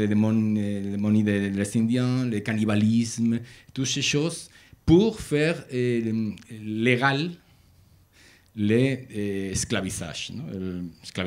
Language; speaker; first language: French; non-native, learner; Spanish